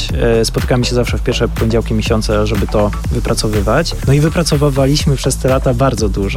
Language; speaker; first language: Polish; native; Polish